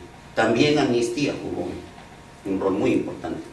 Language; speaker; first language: Spanish; native; Spanish